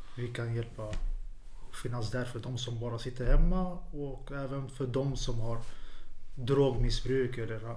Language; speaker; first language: Swedish; early bilingual, other home language; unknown